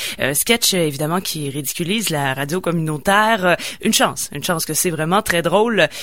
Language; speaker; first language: French; native; French